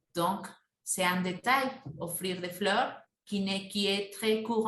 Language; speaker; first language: French; non-native, fluent; Spanish